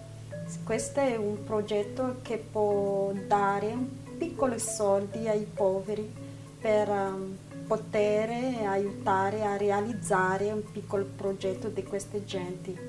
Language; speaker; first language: Italian; non-native, learner; Malagasy